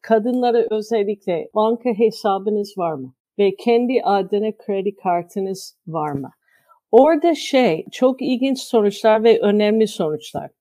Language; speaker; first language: Turkish; non-native, fluent; English